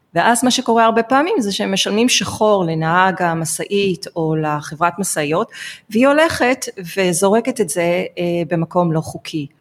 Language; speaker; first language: Hebrew; non-native, fluent; English